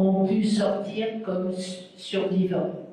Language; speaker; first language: French; non-native, fluent; Spanish